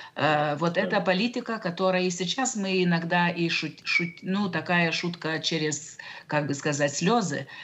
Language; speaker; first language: Russian; non-native, local second language; Lithuanian